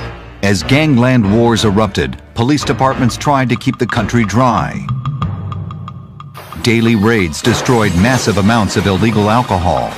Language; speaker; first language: English; native; English